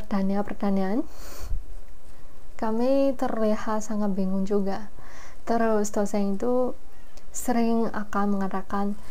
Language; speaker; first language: Indonesian; non-native, fluent; Chinese